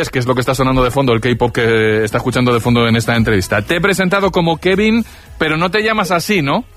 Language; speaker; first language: Spanish; native; Spanish